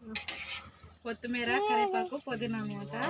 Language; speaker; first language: Telugu; native; Telugu